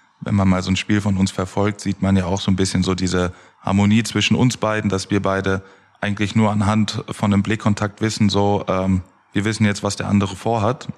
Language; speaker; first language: German; native; German